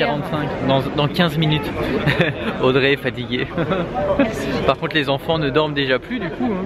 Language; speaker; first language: French; native; French